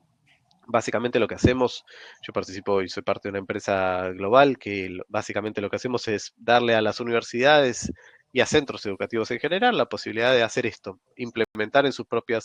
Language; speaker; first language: Spanish; native; Spanish